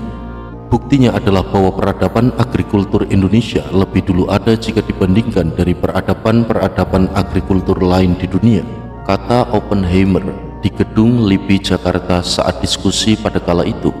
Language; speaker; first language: Indonesian; native; Indonesian